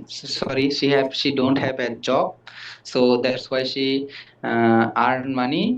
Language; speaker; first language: English; non-native, learner; Bangla